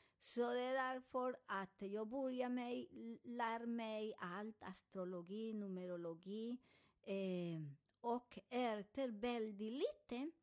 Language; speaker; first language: Swedish; non-native, fluent; Spanish